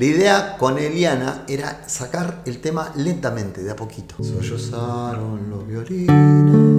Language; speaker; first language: Spanish; native; Spanish